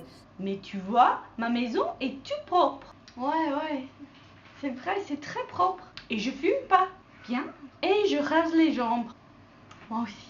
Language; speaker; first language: French; non-native, learner; English